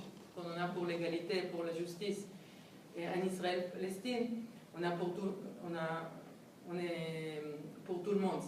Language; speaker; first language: French; non-native, fluent; Hebrew